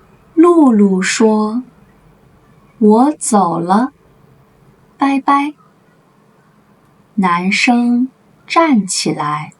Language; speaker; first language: Chinese; native; Chinese